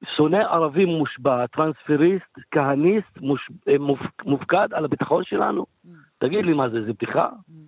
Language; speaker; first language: Hebrew; non-native, local second language; Arabic